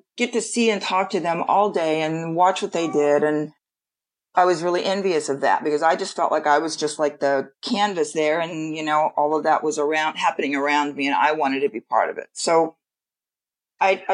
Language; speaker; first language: English; native; English